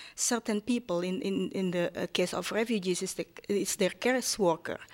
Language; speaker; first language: English; non-native, fluent; Japanese